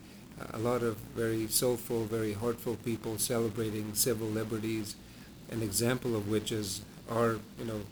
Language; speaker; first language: English; non-native, local second language; Punjabi